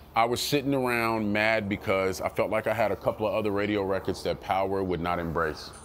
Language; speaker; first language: English; native; English